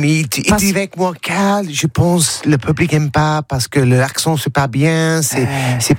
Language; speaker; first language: French; non-native, learner; English